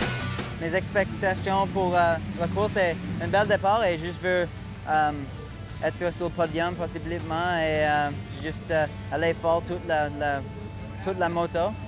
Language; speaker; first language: French; non-native, local second language; English